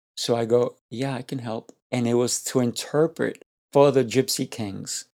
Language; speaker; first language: English; non-native, fluent; Spanish